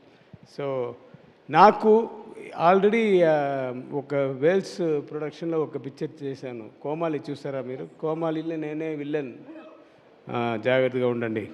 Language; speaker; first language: Telugu; non-native, learner; Tamil